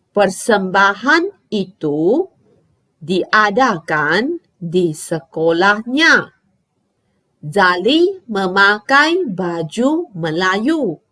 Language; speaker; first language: Malay; non-native, local second language; Chinese